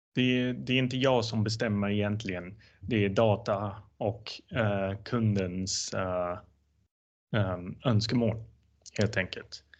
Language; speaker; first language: Swedish; non-native, fluent; Dutch